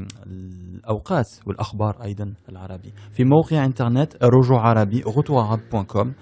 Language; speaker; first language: Arabic; early bilingual, heritage; French